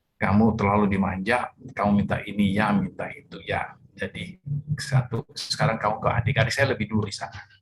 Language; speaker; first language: Indonesian; native; Indonesian